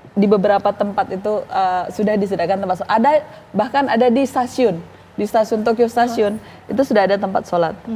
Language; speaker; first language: Indonesian; native; Indonesian